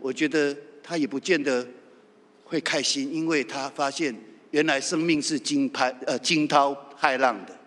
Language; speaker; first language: Chinese; native; Chinese